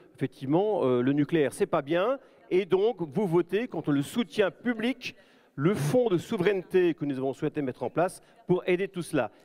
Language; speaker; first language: French; native; French